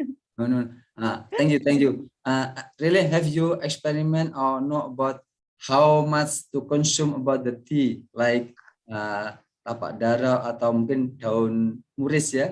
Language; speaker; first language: English; non-native, learner; Indonesian